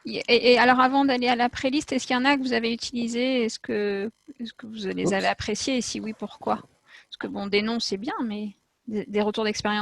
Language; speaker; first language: French; native; French